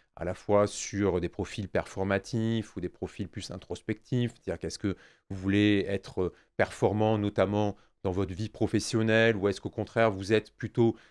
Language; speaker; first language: French; native; French